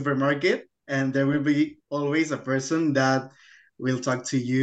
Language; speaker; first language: English; non-native, fluent; Spanish